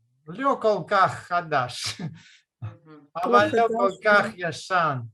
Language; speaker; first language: Hebrew; non-native, learner; Russian